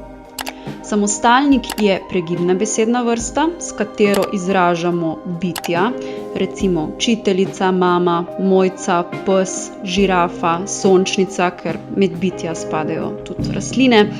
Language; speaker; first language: Slovenian; native; Slovenian